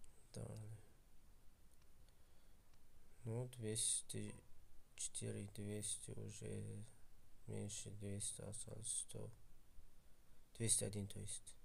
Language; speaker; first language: Russian; non-native, fluent; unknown